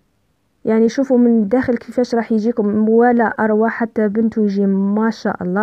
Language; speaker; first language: Arabic; native; Arabic